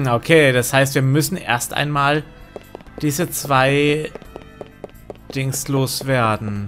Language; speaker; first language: German; native; German